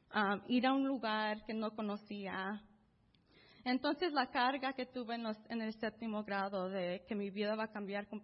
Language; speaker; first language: Spanish; early bilingual, heritage; Spanish